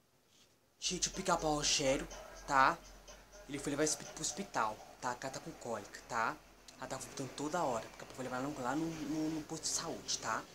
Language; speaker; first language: Portuguese; native; Portuguese